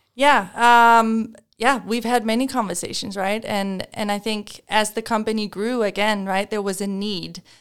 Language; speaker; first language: English; non-native, fluent; Danish